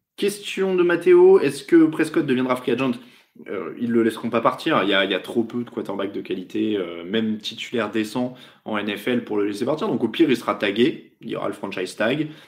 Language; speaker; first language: French; native; French